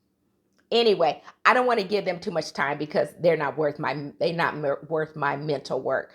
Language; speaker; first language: English; native; English